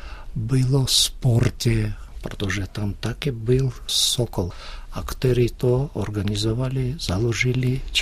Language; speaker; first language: Czech; early bilingual, heritage; Russian